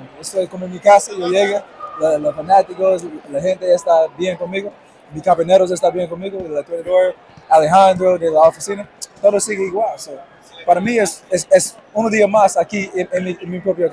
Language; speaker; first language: Spanish; non-native, fluent; English